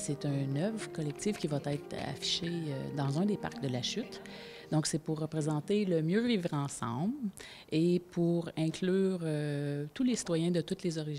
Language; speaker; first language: French; native; French